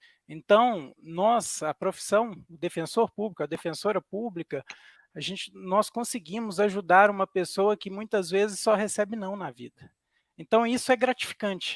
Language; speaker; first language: Portuguese; native; Portuguese